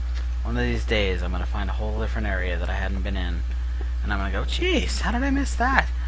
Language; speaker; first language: English; native; English